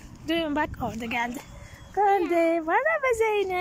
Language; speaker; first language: Turkish; non-native, learner; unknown